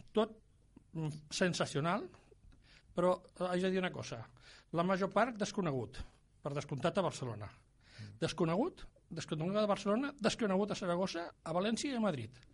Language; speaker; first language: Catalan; native; Catalan